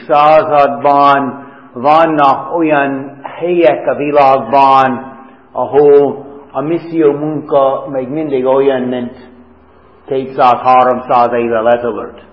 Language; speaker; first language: Hungarian; non-native, fluent; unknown